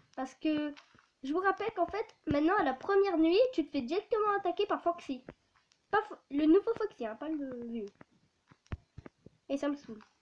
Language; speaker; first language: French; native; French